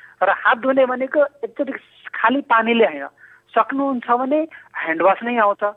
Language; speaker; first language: Nepali; non-native, local second language; Bhojpuri